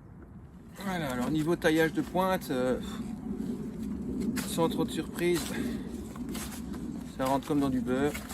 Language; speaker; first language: French; native; French